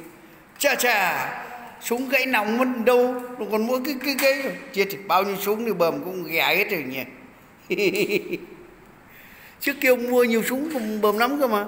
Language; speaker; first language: Vietnamese; native; Vietnamese